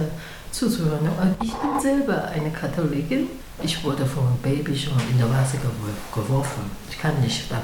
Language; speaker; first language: German; non-native, learner; Chinese